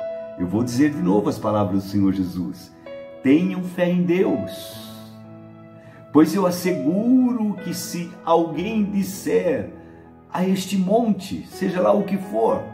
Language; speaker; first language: Portuguese; native; Portuguese